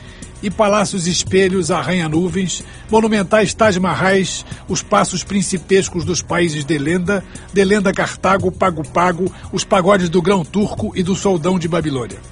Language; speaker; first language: Portuguese; native; Portuguese